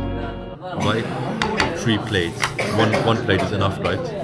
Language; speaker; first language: English; non-native, learner; German